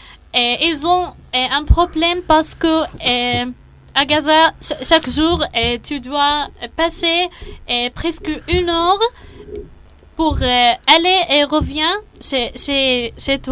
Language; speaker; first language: French; non-native, learner; Arabic